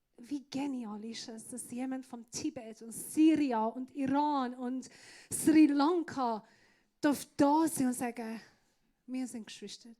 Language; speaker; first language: German; non-native, fluent; Persian